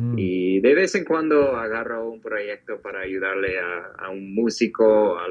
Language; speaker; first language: Spanish; non-native, fluent; English